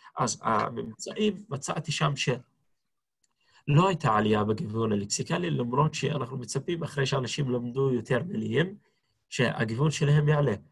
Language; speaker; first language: Hebrew; non-native, local second language; Arabic